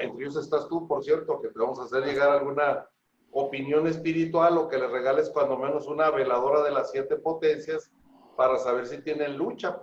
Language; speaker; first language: Spanish; native; Spanish